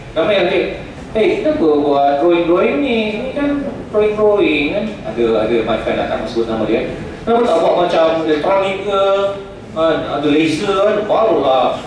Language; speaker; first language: Malay; non-native, local second language; Central Dusun